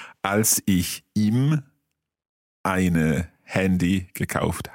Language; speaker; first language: German; non-native, learner; English